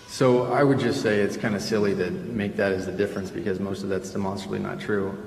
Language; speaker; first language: English; early bilingual, other home language; Spanish